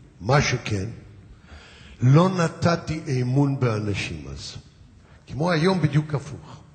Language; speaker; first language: Hebrew; early bilingual, other home language; Yiddish